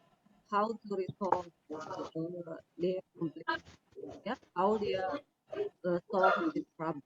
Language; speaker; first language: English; non-native, learner; Indonesian